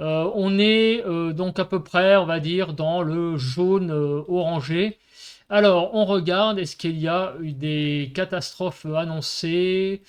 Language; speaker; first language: French; native; French